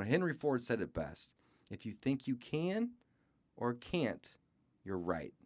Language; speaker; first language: English; native; English